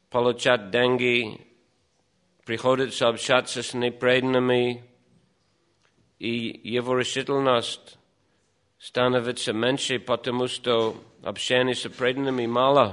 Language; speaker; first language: Russian; non-native, fluent; English